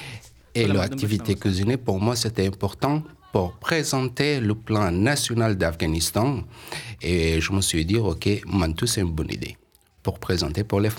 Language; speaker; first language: French; non-native, learner; Persian